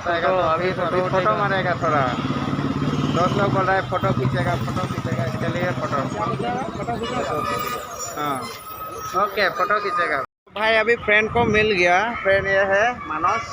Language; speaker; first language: Hindi; non-native, local second language; Assamese